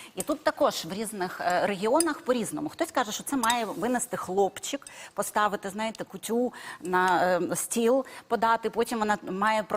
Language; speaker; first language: Ukrainian; native; Ukrainian